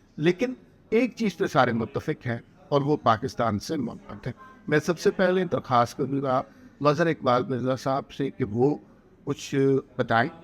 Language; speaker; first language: Urdu; native; Urdu